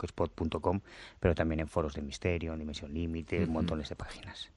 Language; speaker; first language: Spanish; native; Spanish